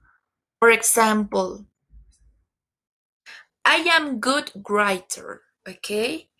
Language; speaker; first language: English; non-native, learner; Spanish